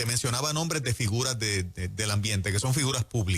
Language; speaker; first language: Spanish; native; Spanish